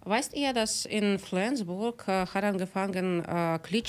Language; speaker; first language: German; non-native, learner; Ukrainian